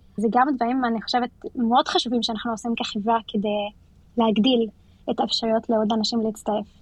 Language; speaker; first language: Hebrew; non-native, local second language; Arabic